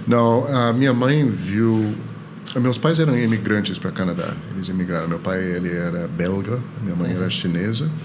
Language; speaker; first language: Portuguese; non-native, fluent; Chinese